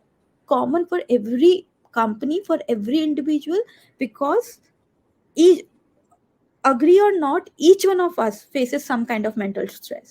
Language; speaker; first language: English; non-native, local second language; Hindi